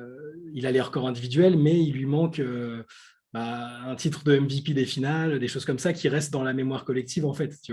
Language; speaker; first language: French; native; French